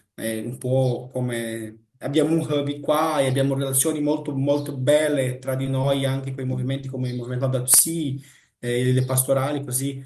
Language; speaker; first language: Italian; non-native, fluent; Portuguese